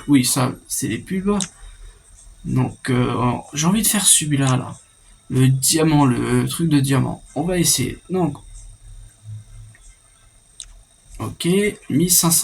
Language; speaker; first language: French; native; French